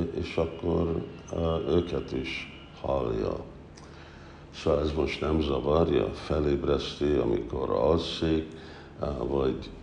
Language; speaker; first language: Hungarian; early bilingual, heritage; Hungarian